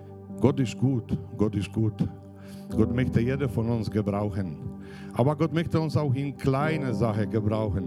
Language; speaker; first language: German; non-native, fluent; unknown